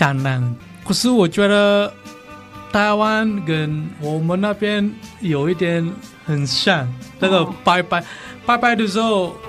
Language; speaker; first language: Chinese; non-native, learner; Balinese